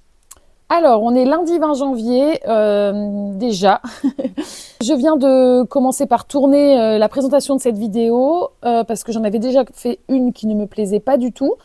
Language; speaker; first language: French; native; French